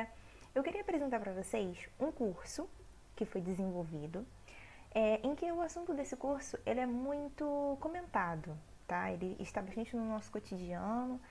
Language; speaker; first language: Portuguese; native; Portuguese